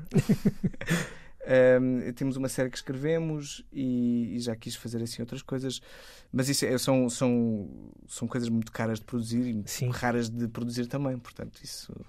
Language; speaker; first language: Portuguese; native; Portuguese